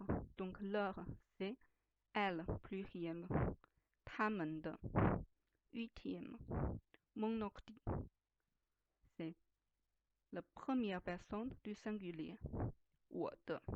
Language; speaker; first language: French; non-native, fluent; Chinese